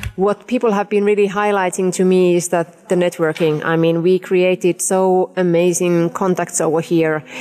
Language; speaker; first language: English; non-native, fluent; Finnish